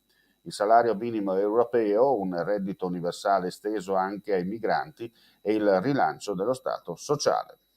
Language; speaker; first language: Italian; native; Italian